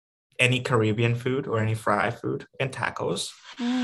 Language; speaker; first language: English; non-native, fluent; Spanish